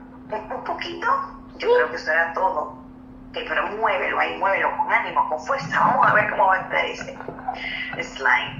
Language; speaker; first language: Spanish; native; Spanish